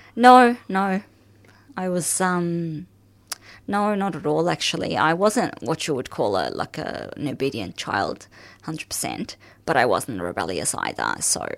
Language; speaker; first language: English; early bilingual, other home language; Arabic